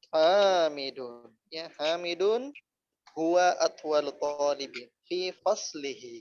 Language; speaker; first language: Arabic; non-native, fluent; Indonesian